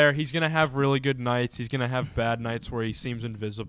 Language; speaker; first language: English; native; English